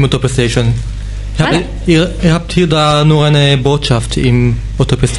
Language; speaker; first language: German; non-native, fluent; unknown